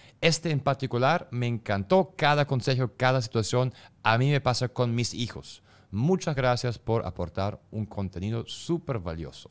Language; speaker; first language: Spanish; non-native, fluent; German